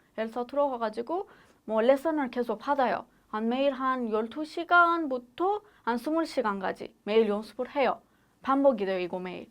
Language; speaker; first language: Korean; non-native, fluent; Persian